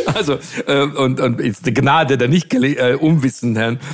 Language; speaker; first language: German; non-native, fluent; Hungarian